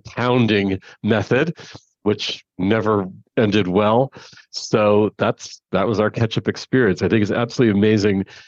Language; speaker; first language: English; native; English